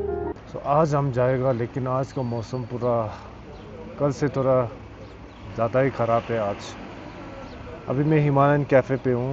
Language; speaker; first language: Hindi; non-native, local second language; Tibetan